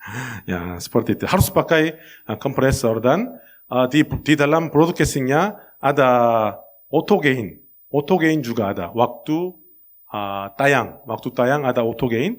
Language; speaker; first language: Indonesian; non-native, fluent; Korean